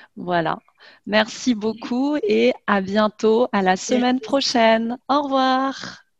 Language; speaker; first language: French; native; French